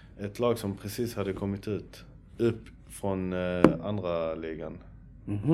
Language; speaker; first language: Swedish; early bilingual, other home language; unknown